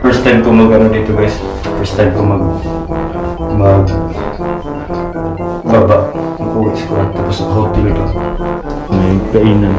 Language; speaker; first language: Filipino; non-native, local second language; Cebuano